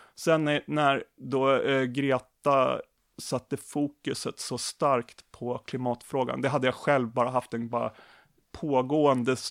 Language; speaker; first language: Swedish; native; Swedish